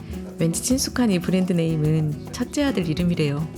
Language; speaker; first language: Korean; native; Korean